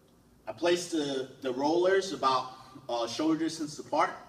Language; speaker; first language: English; native; English